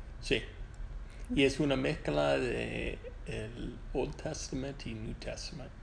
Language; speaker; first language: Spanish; non-native, fluent; English